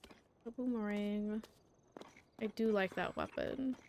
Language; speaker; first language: English; native; English